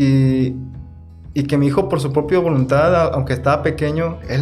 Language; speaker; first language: Spanish; native; Spanish